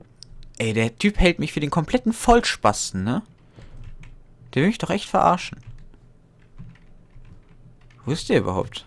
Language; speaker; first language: German; native; German